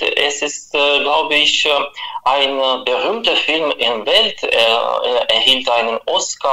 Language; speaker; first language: German; non-native, fluent; Russian